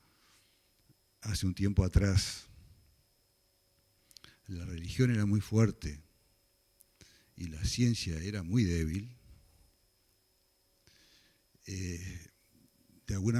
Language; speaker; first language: Spanish; native; Spanish